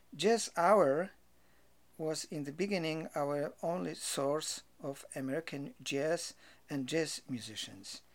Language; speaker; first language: English; non-native, fluent; Polish